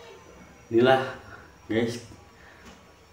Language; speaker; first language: Indonesian; native; Indonesian